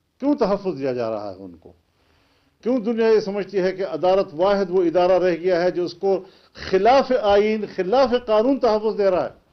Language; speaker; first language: Urdu; non-native, local second language; Pashto